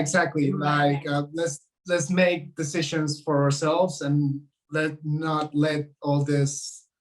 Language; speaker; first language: English; non-native, local second language; Spanish